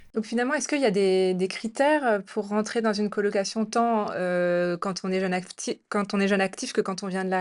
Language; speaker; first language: French; native; French